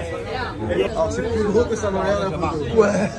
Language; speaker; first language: French; native; French